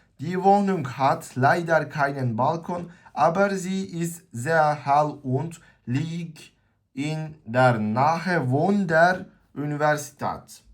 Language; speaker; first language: German; non-native, learner; Turkish